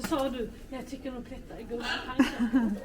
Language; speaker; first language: Swedish; native; Swedish